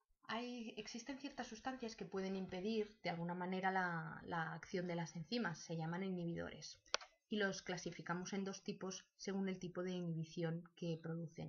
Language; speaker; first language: Spanish; native; Spanish